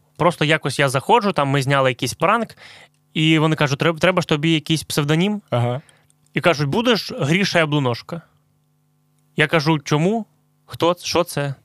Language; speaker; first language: Ukrainian; non-native, local second language; Russian